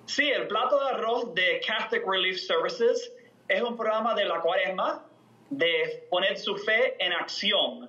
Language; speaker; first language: Spanish; non-native, fluent; English